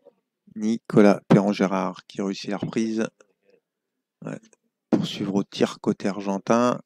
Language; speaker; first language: French; native; French